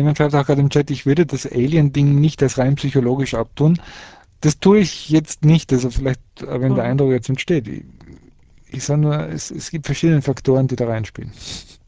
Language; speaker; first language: German; early bilingual, other home language; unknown